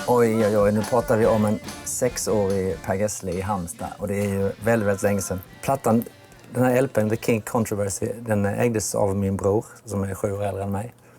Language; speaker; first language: Swedish; native; Swedish